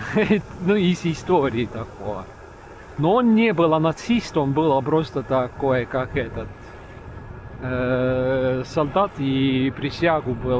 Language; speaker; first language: Russian; non-native, learner; Estonian